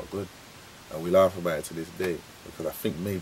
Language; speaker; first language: English; native; English